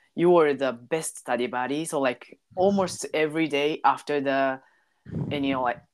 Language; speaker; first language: English; non-native, learner; Japanese